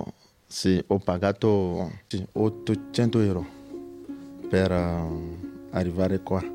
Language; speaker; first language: Italian; non-native, learner; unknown